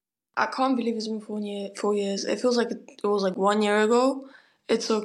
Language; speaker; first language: English; non-native, fluent; Polish